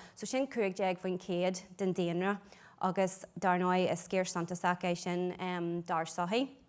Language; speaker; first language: Irish; non-native, local second language; English